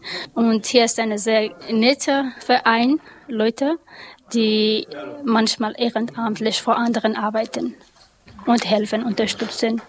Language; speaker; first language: German; non-native, learner; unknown